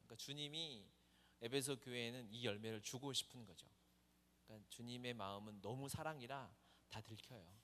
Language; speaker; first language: Korean; native; Korean